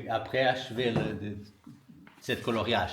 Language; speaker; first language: French; non-native, fluent; Portuguese